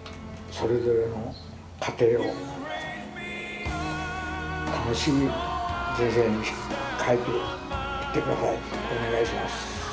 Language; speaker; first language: Japanese; native; Japanese